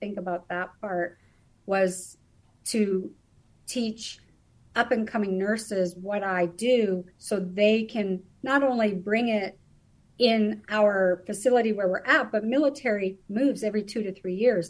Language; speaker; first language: English; native; English